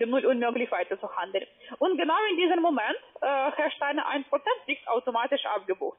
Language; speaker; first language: German; non-native, learner; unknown